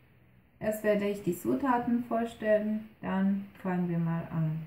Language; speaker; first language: German; non-native, fluent; Persian